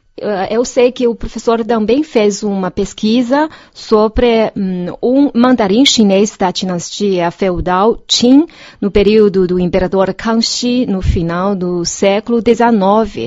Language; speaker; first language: Portuguese; non-native, fluent; Chinese